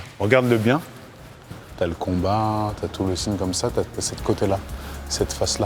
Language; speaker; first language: French; native; French